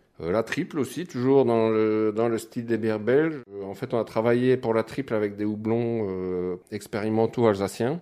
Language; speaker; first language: French; native; French